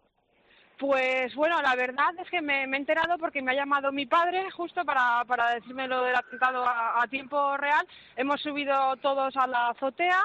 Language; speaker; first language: Spanish; native; Spanish